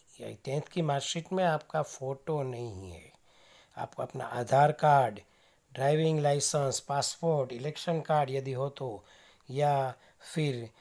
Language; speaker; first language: Hindi; non-native, local second language; Gujarati